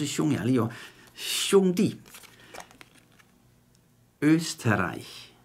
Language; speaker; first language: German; non-native, fluent; Chinese